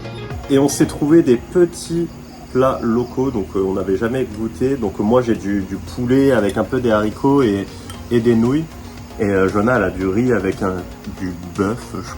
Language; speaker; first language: French; native; French